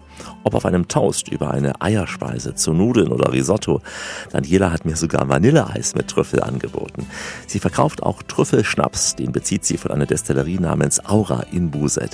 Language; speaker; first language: German; native; German